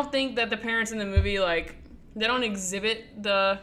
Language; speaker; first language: English; native; English